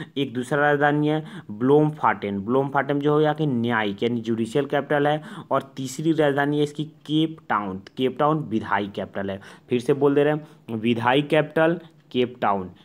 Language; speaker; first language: Hindi; native; Hindi